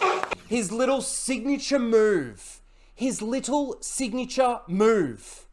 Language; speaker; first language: English; native; English